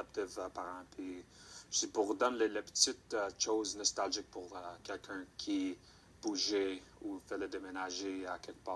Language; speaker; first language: French; non-native, local second language; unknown